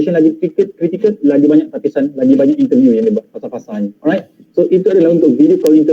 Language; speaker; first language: Malay; native; Malay